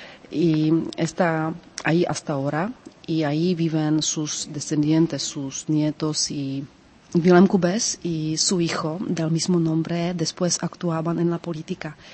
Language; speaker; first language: Spanish; non-native, fluent; Czech